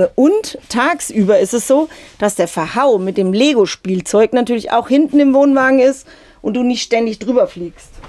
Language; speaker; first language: German; native; German